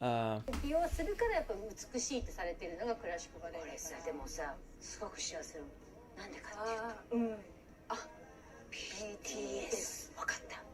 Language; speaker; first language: Japanese; native; Japanese